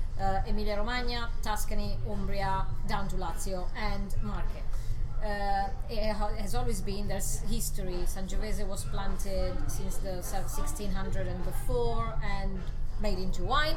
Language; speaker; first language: English; non-native, fluent; Italian